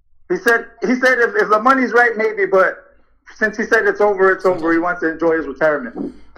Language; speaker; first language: English; early bilingual, other home language; Spanish